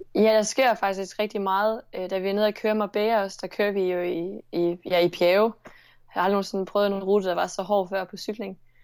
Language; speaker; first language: Danish; native; Danish